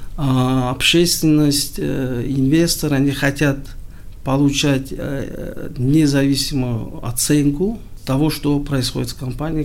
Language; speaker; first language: Russian; non-native, local second language; Tajik